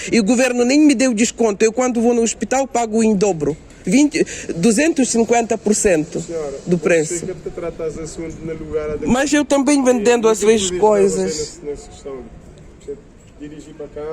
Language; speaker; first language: Portuguese; non-native, learner; Ukrainian